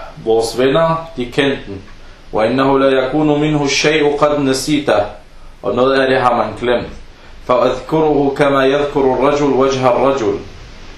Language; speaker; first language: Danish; early bilingual, other home language; Arabic